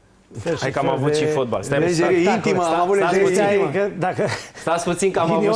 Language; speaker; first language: Romanian; native; Romanian